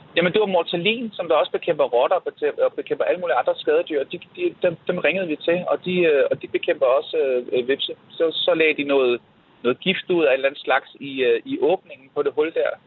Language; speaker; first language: Danish; native; Danish